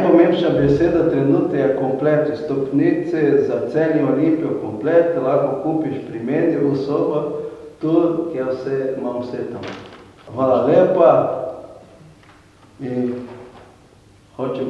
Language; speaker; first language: Slovenian; non-native, learner; Portuguese